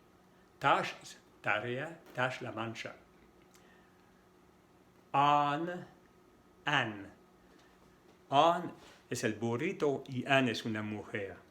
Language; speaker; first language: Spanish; non-native, fluent; French